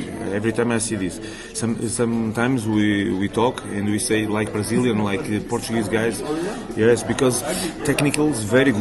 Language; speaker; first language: English; non-native, learner; Portuguese